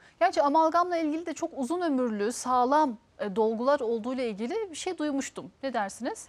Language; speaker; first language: Turkish; early bilingual, heritage; Turkish